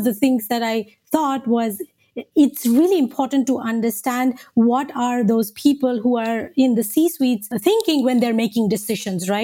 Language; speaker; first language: English; non-native, local second language; Hindi